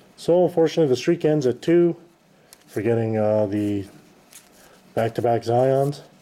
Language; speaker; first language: English; native; English